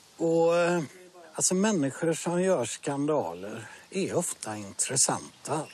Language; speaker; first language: Swedish; native; Swedish